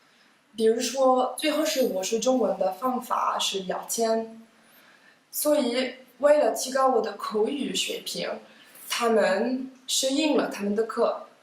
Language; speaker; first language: Chinese; non-native, fluent; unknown